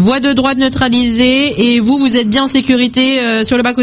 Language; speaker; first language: French; native; French